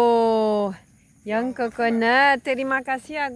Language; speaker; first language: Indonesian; non-native, learner; French